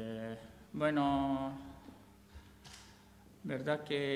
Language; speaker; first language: Spanish; non-native, learner; Japanese